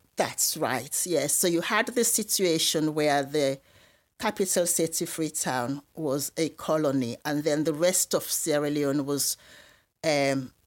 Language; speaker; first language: English; non-native, local second language; Krio